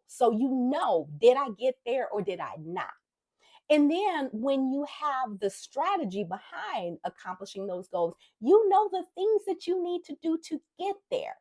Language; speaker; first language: English; native; English